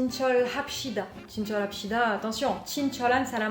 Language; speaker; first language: Korean; non-native, learner; French